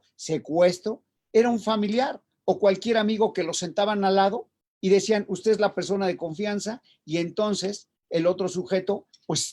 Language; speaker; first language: Spanish; native; Spanish